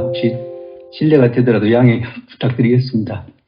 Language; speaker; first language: Korean; native; Korean